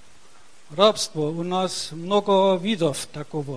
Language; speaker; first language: Russian; early bilingual, heritage; Russian